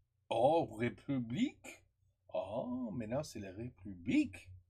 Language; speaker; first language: French; non-native, learner; English